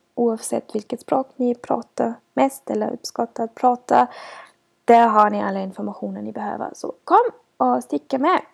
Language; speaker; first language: Swedish; non-native, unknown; German